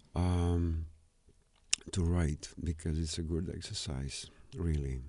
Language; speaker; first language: English; non-native, fluent; Romanian